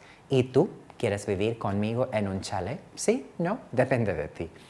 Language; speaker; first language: Spanish; non-native, fluent; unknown